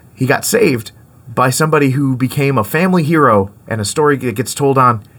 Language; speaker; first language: English; native; English